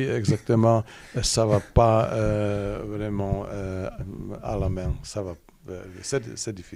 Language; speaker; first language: French; non-native, learner; Czech